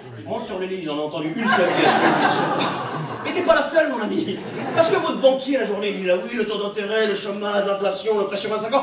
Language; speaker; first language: French; native; French